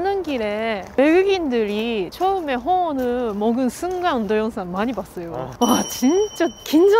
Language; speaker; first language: Korean; non-native, fluent; Japanese